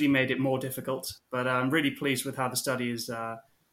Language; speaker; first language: English; native; English